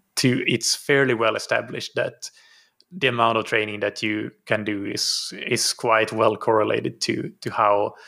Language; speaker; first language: English; non-native, fluent; Finnish